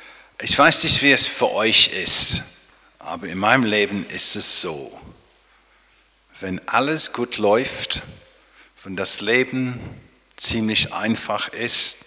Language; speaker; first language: German; non-native, fluent; English